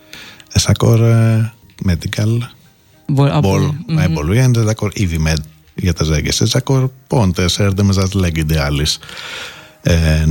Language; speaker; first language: Hungarian; non-native, learner; Greek